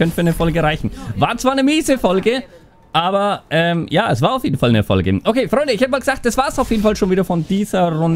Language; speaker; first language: German; native; German